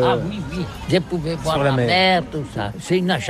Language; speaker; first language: French; non-native, learner; Catalan